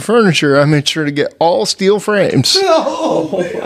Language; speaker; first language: English; native; English